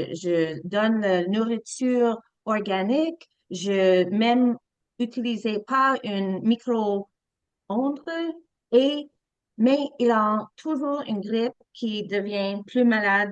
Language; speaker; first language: French; non-native, learner; English